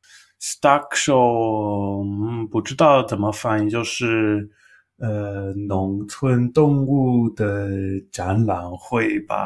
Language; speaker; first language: Chinese; non-native, learner; English